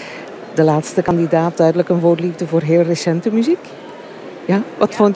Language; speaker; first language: Dutch; native; Dutch